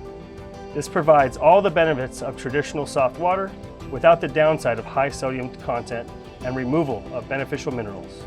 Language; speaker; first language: English; native; English